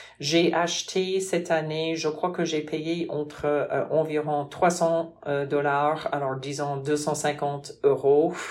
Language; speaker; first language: French; non-native, fluent; English